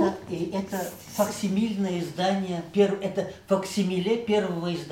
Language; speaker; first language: Russian; early bilingual, heritage; Russian